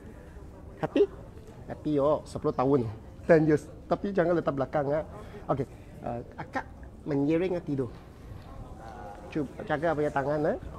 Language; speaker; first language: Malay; non-native, local second language; Cantonese